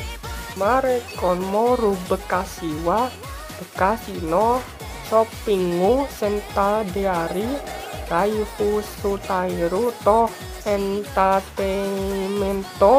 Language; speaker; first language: Japanese; non-native, learner; Indonesian